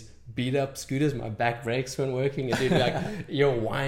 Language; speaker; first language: English; native; English